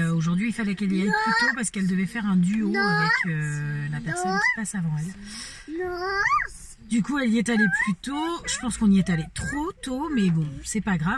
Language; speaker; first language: French; native; French